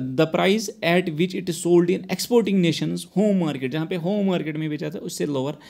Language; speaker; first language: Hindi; non-native, local second language; Kashmiri